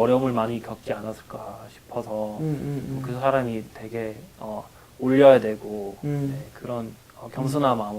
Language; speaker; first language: Korean; non-native, fluent; English